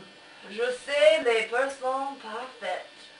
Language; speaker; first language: French; non-native, learner; English